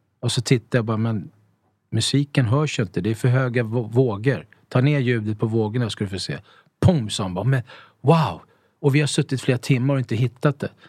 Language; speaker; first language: Swedish; early bilingual, other home language; Italian